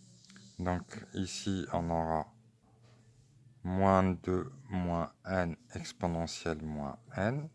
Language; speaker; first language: French; native; French